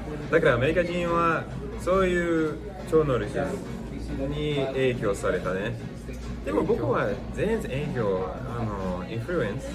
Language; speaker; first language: Japanese; non-native, learner; English